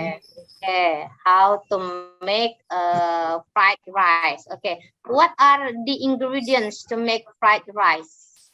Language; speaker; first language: English; non-native, fluent; Indonesian